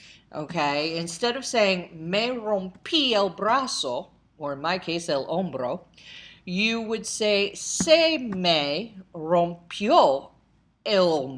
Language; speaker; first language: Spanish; non-native, fluent; English